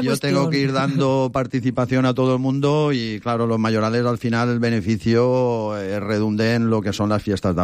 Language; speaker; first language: Spanish; native; Spanish